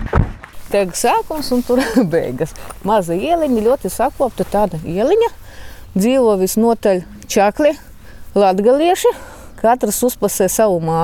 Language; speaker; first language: Latvian; native; Latvian